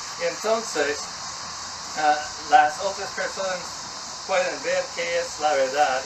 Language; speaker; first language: Spanish; non-native, learner; English